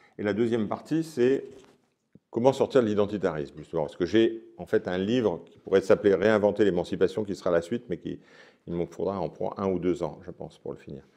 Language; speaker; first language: French; native; French